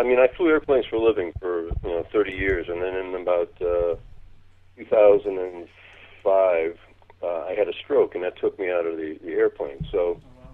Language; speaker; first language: English; native; English